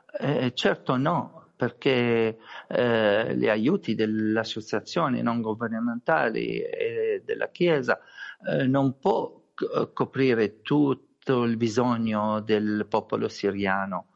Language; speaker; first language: Italian; non-native, learner; Arabic